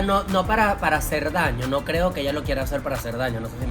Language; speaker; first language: Spanish; native; Spanish